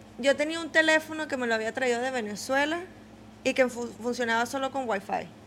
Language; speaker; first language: Spanish; native; Spanish